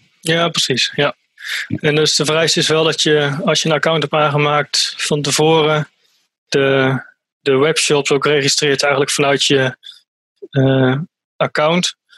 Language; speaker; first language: Dutch; native; Dutch